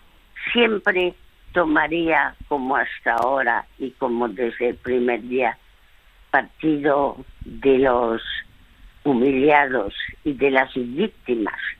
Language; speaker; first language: Spanish; early bilingual, other home language; French